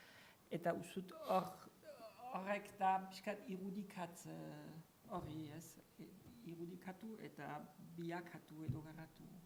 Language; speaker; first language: Basque; non-native, fluent; German